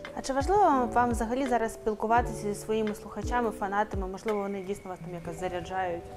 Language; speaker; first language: Ukrainian; native; Ukrainian